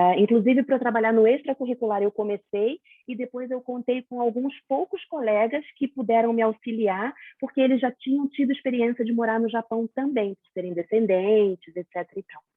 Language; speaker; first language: Portuguese; native; Portuguese